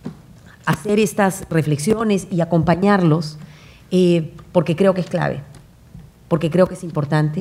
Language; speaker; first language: Spanish; native; Spanish